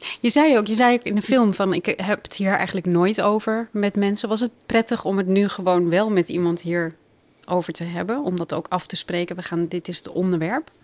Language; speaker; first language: Dutch; native; Dutch